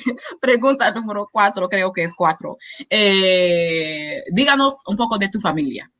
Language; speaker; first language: Spanish; non-native, learner; English